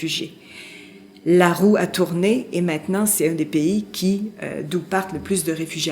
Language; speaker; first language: French; native; French